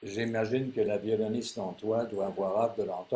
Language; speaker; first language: French; native; French